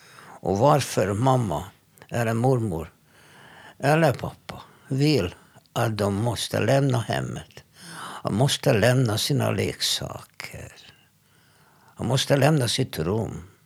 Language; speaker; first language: Swedish; non-native, fluent; Hungarian